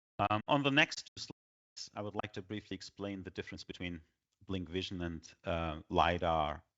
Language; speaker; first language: English; non-native, fluent; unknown